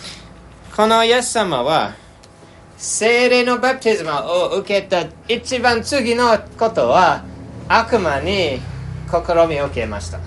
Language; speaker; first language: Japanese; non-native, fluent; English